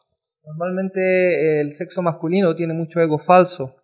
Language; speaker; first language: Spanish; native; Spanish